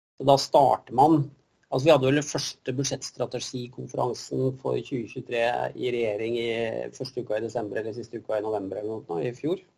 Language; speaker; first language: Norwegian; native; Norwegian